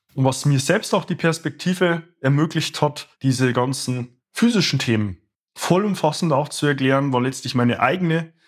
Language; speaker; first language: German; native; German